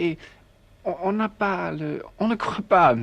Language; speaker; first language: French; non-native, learner; English